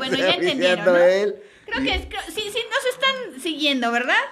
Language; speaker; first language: Spanish; native; Spanish